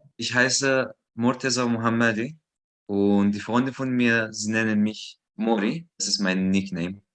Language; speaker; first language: German; non-native, learner; Persian